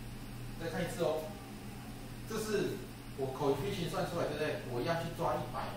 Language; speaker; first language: Chinese; native; Chinese